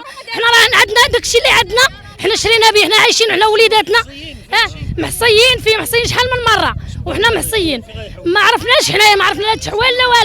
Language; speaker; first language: Arabic; native; Arabic